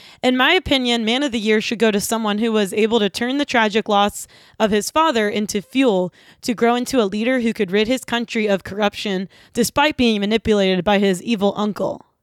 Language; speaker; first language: English; native; English